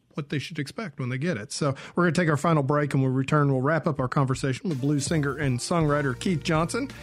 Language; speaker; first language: English; native; English